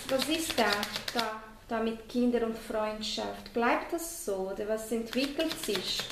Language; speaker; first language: German; non-native, fluent; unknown